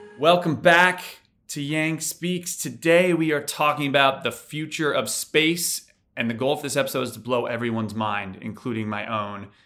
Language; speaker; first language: English; native; English